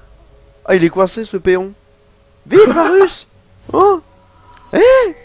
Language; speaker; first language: French; native; French